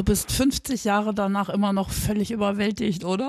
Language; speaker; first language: German; native; German